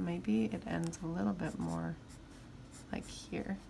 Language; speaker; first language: English; native; English